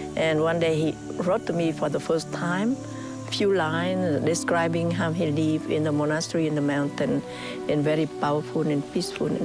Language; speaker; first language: English; non-native, fluent; Vietnamese